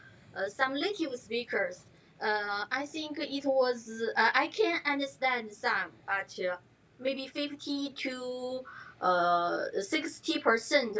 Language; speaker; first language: English; non-native, learner; Chinese